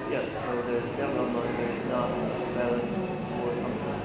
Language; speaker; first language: English; non-native, learner; Chinese